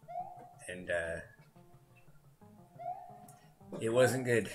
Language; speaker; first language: English; native; English